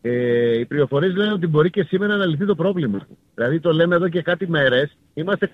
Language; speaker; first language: Greek; native; Greek